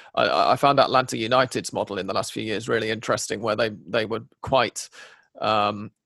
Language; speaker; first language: English; native; English